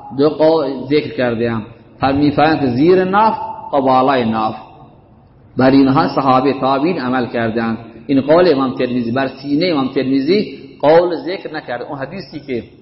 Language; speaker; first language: Persian; native; Persian